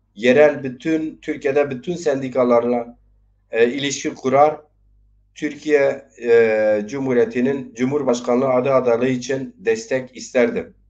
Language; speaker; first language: Turkish; non-native, local second language; Zaza